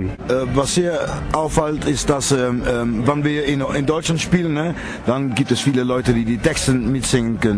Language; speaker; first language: German; non-native, fluent; Dutch